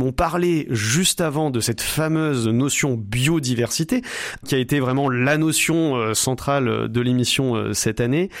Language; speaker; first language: French; native; French